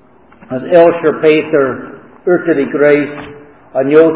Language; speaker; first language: Hungarian; non-native, fluent; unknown